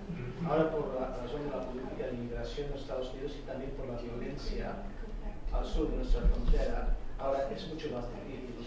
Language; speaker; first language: Spanish; non-native, fluent; English